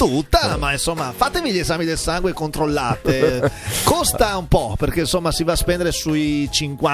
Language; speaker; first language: Italian; native; Italian